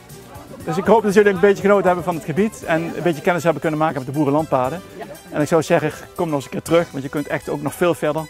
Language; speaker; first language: Dutch; native; Dutch